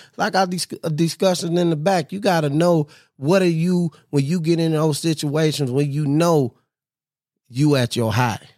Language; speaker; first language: English; native; English